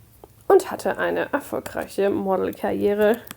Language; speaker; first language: German; non-native, fluent; English